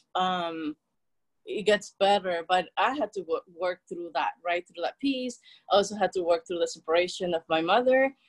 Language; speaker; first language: English; non-native, fluent; Spanish